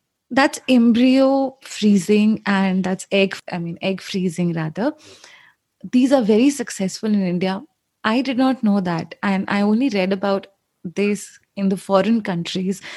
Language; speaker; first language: English; non-native, local second language; Hindi